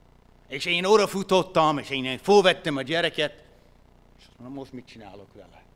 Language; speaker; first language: Hungarian; non-native, fluent; English